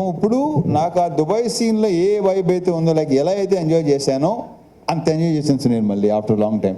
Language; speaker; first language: Telugu; native; Telugu